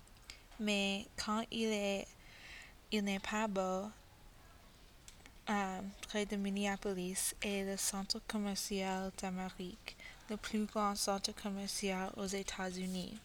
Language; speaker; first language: French; non-native, learner; English